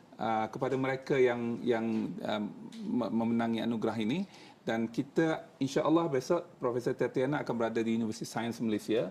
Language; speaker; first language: Malay; native; Malay